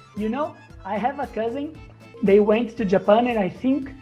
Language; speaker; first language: English; non-native, fluent; Portuguese